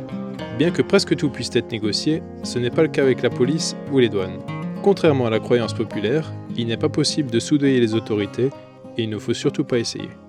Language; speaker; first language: French; native; French